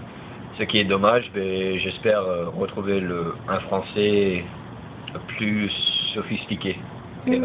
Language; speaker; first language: French; early bilingual, heritage; French